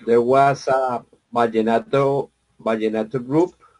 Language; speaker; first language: English; non-native, learner; Spanish